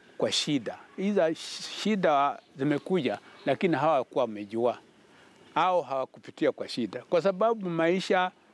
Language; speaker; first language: Swahili; non-native, local second language; Luyia